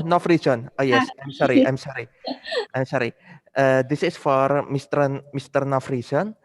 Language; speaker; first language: English; non-native, fluent; Indonesian